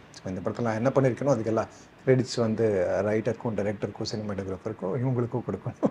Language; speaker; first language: Tamil; non-native, local second language; Kannada